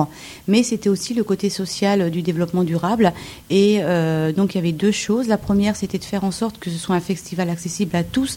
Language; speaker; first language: French; native; French